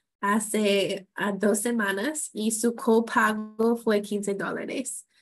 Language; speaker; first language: Spanish; non-native, fluent; English